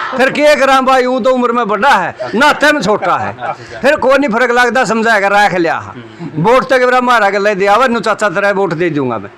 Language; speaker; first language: Hindi; native; Hindi